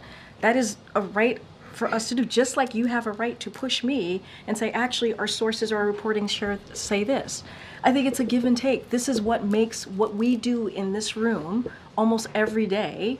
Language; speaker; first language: English; native; English